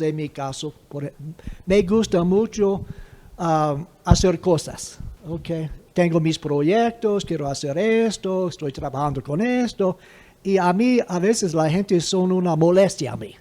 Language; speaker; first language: Spanish; non-native, fluent; English